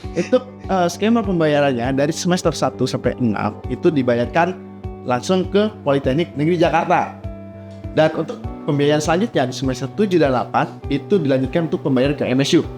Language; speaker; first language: Indonesian; native; Indonesian